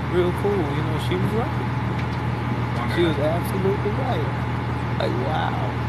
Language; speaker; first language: English; native; English